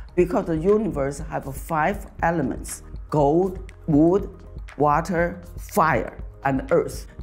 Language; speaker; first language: English; non-native, fluent; Chinese